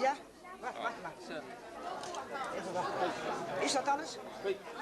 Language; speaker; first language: Dutch; non-native, learner; Estonian